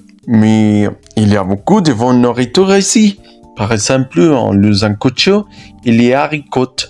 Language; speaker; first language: French; non-native, learner; Spanish